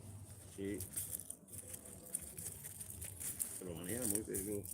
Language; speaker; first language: Spanish; non-native, learner; Romanian